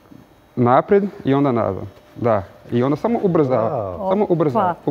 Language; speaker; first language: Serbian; non-native, learner; Portuguese